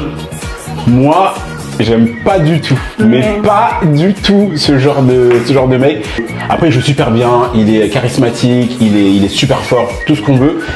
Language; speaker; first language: French; native; French